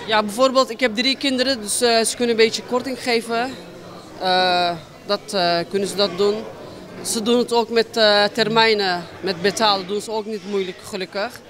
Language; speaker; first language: Dutch; non-native, local second language; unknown